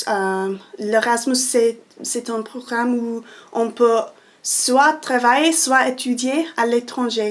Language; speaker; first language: French; non-native, fluent; English